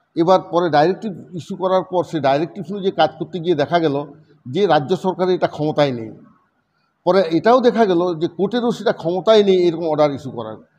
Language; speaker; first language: Bangla; non-native, local second language; Santali